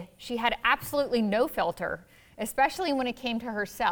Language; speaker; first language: English; native; English